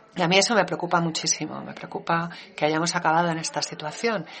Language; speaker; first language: Spanish; non-native, fluent; Danish